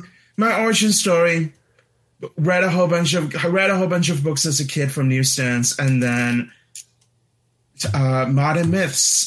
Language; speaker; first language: English; non-native, local second language; Cantonese